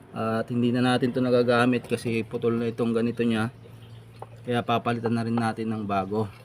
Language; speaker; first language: Filipino; native; Filipino